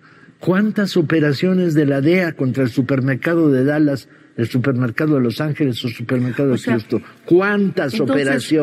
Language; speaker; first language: Spanish; native; Spanish